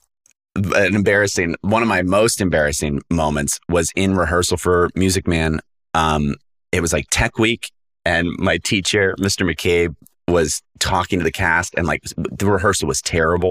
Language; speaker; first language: English; native; English